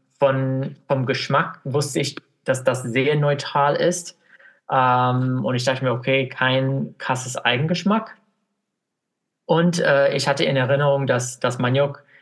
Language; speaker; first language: German; non-native, fluent; English